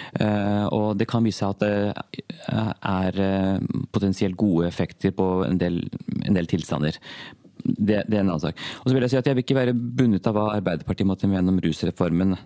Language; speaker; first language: Norwegian; early bilingual, other home language; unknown